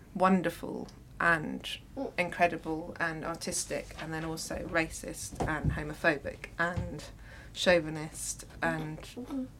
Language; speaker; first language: English; native; English